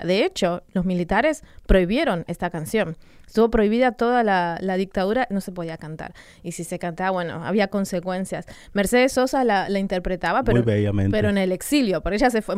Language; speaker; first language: Spanish; native; Spanish